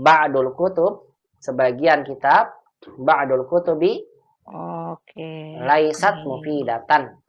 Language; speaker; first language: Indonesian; native; Indonesian